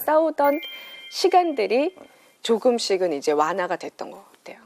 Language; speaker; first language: Korean; native; Korean